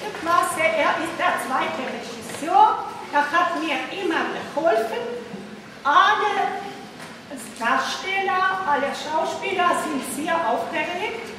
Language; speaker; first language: German; non-native, fluent; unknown